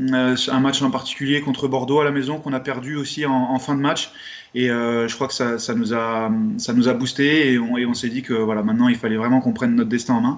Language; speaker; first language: French; native; French